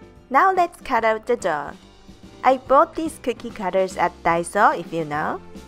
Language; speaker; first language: English; non-native, fluent; Japanese